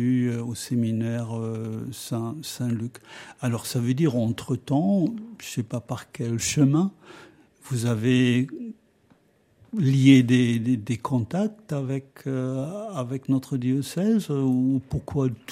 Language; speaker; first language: French; non-native, fluent; German